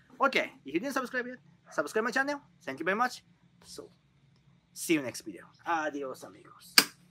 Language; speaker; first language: English; non-native, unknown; Japanese